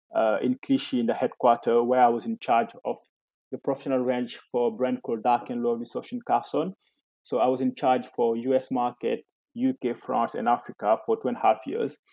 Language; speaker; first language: English; non-native, fluent; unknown